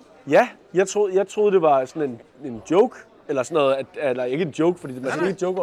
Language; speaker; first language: Danish; native; Danish